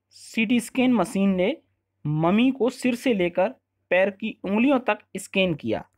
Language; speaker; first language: Hindi; native; Hindi